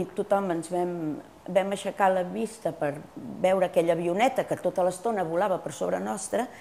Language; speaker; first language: Catalan; early bilingual, other home language; Spanish